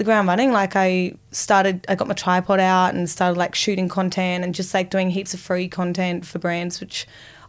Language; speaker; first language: English; native; English